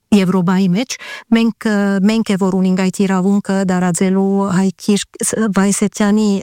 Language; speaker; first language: Armenian; early bilingual, heritage; Armenian